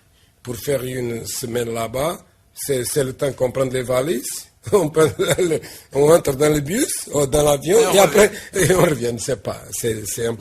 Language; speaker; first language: French; non-native, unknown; Portuguese